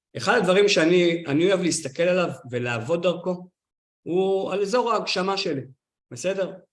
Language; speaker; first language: Hebrew; native; Hebrew